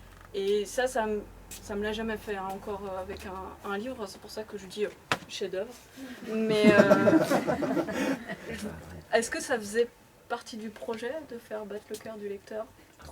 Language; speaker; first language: French; native; French